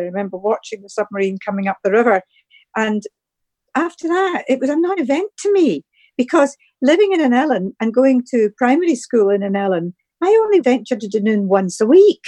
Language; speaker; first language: English; native; English